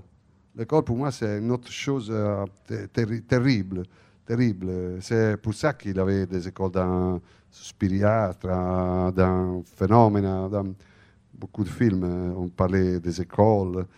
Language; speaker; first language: French; non-native, fluent; Italian